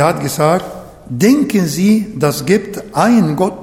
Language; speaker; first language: German; non-native, fluent; Arabic